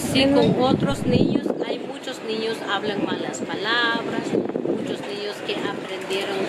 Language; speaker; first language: Spanish; non-native, local second language; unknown